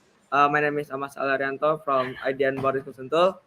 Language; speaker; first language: English; non-native, learner; Indonesian